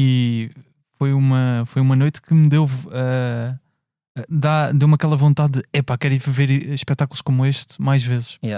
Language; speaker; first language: Portuguese; native; Portuguese